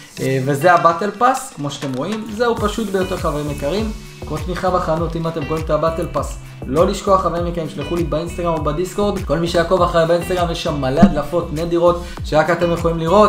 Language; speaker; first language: Hebrew; native; Hebrew